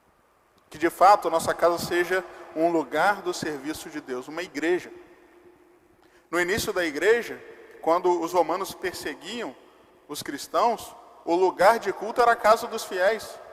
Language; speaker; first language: Portuguese; native; Portuguese